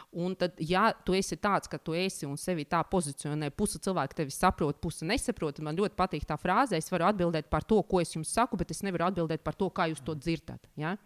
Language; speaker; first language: Latvian; non-native, local second language; Russian